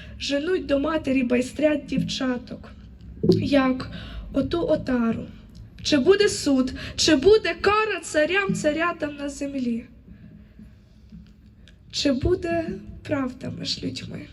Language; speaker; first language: Ukrainian; native; Ukrainian